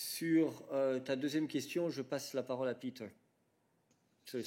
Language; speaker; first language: French; native; French